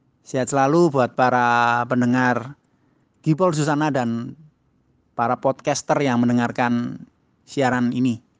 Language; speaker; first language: Indonesian; native; Indonesian